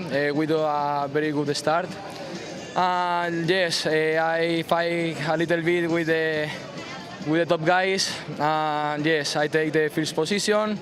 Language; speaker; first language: English; non-native, learner; Spanish